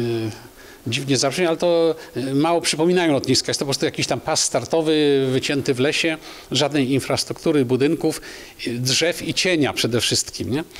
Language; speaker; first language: Polish; native; Polish